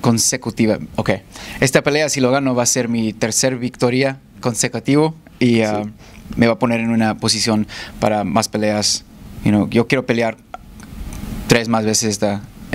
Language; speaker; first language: Spanish; early bilingual, heritage; Spanish